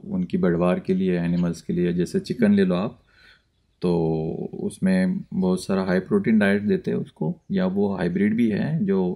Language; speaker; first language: Hindi; non-native, local second language; Marathi